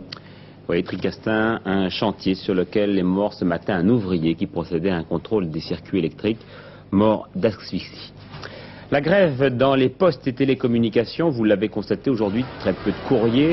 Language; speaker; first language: French; native; French